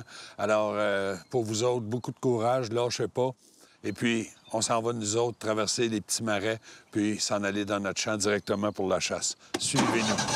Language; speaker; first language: French; native; French